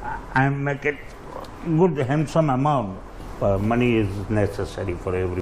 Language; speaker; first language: English; non-native, learner; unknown